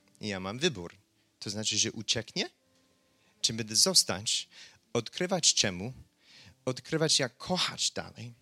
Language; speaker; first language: Polish; non-native, fluent; English